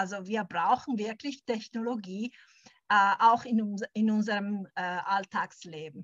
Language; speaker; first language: German; early bilingual, heritage; German